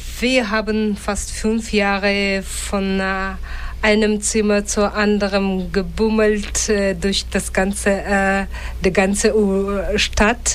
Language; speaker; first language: German; non-native, fluent; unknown